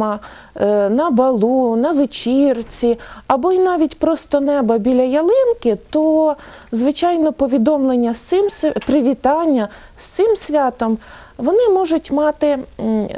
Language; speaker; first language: Ukrainian; native; Ukrainian